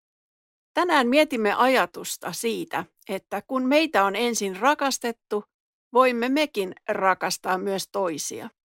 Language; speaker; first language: Finnish; native; Finnish